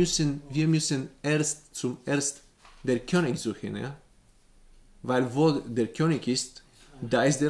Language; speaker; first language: German; non-native, learner; Bulgarian